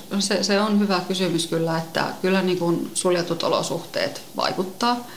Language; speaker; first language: Finnish; native; Finnish